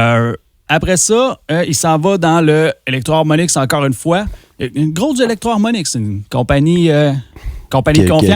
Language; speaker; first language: French; native; French